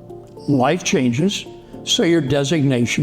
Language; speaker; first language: English; native; English